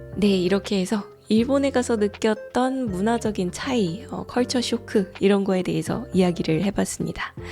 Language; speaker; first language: Korean; native; Korean